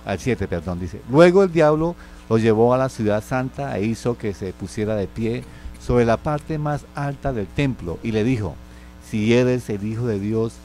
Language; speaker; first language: Spanish; native; Spanish